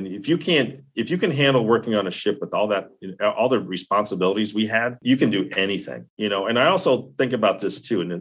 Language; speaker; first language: English; native; English